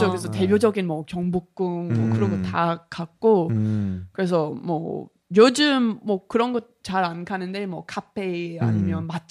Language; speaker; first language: Korean; non-native, learner; English